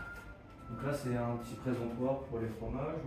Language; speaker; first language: French; native; French